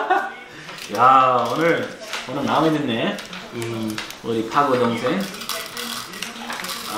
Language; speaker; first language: Korean; non-native, fluent; English